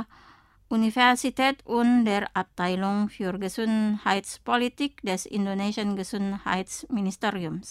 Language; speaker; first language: German; non-native, fluent; Indonesian